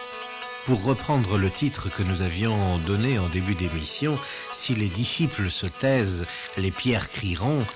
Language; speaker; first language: French; native; French